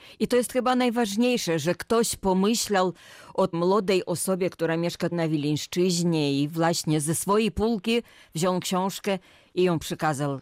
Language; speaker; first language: Polish; native; Polish